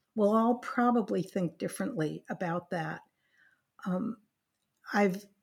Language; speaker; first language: English; native; English